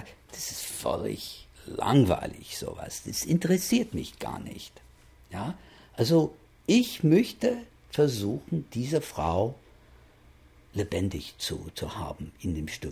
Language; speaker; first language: German; non-native, fluent; English